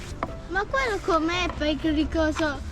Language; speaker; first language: Italian; early bilingual, other home language; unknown